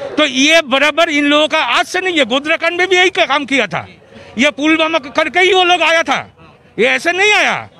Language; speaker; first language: Hindi; non-native, local second language; Bangla